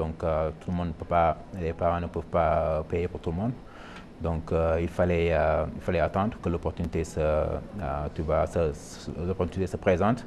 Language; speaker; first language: French; non-native, local second language; Wolof